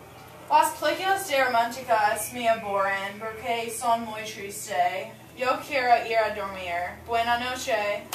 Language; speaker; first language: Spanish; non-native, learner; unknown